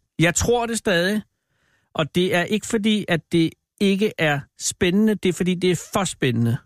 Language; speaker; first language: Danish; native; Danish